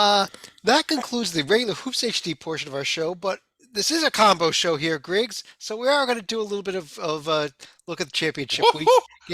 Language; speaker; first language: English; native; English